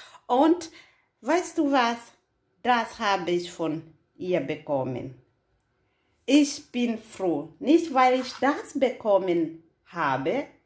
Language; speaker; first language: German; non-native, fluent; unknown